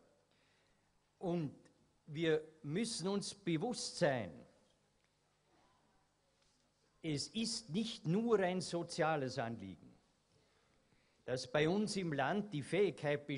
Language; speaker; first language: German; native; German